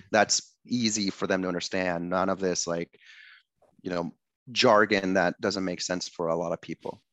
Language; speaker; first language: English; non-native, fluent; Spanish